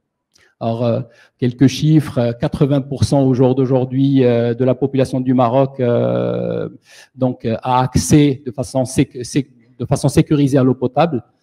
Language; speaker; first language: French; non-native, local second language; Arabic